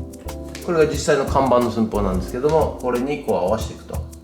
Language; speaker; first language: Japanese; native; Japanese